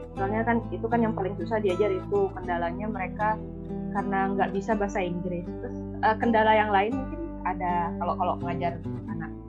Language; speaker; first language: Indonesian; native; Indonesian